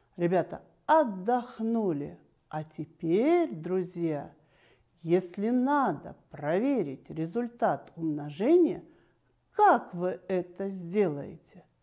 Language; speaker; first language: Russian; native; Russian